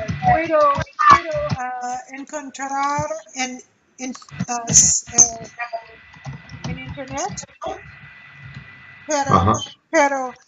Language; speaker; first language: Spanish; non-native, learner; English